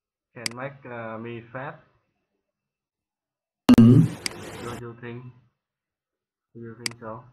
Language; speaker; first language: English; non-native, learner; Vietnamese